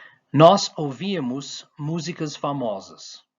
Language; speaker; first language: Portuguese; non-native, fluent; English